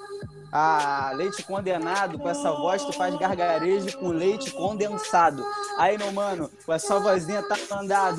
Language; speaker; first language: Portuguese; native; Portuguese